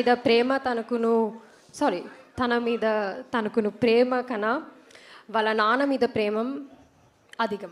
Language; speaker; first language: Telugu; non-native, learner; Malayalam